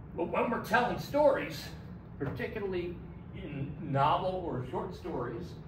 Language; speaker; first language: English; native; English